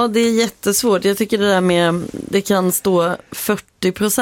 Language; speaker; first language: Swedish; native; Swedish